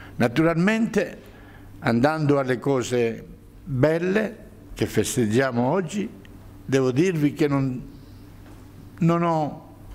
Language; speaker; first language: Italian; native; Italian